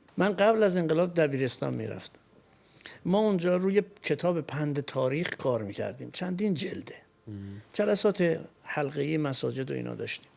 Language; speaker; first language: Persian; native; Persian